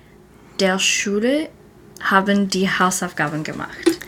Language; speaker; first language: German; non-native, learner; English